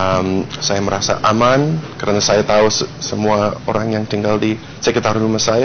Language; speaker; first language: Indonesian; non-native, fluent; English